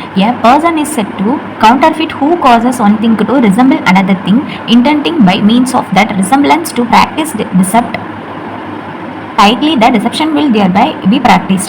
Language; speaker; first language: English; non-native, local second language; Tamil